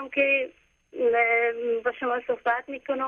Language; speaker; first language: Persian; native; Persian